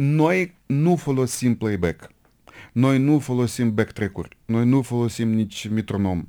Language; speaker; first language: Romanian; non-native, local second language; Russian